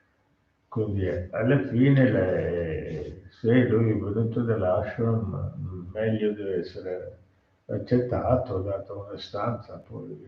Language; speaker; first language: Italian; non-native, learner; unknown